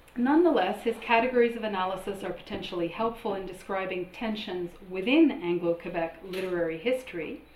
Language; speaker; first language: English; native; English